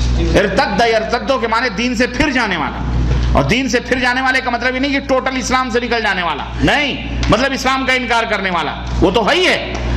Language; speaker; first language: Urdu; native; Urdu